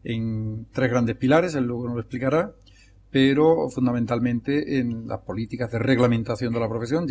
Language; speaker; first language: Spanish; native; Spanish